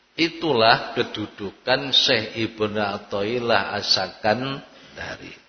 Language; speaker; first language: Indonesian; non-native, local second language; Javanese